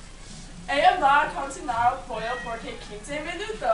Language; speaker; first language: Spanish; non-native, learner; English